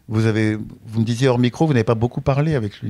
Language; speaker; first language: French; native; French